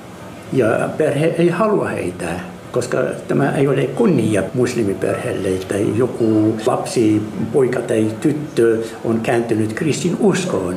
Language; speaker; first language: Finnish; non-native, fluent; Arabic